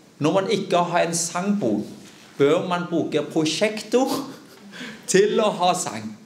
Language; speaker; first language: Norwegian; non-native, fluent; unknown